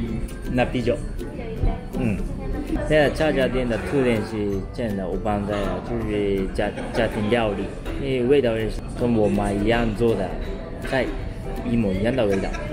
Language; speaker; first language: Chinese; non-native, fluent; Japanese